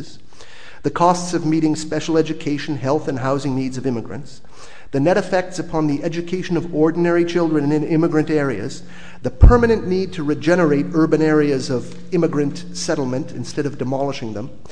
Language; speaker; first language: English; native; English